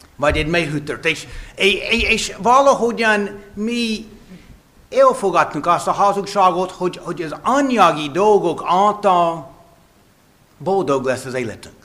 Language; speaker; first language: Hungarian; non-native, fluent; English